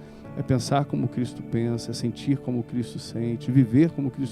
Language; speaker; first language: Portuguese; native; Portuguese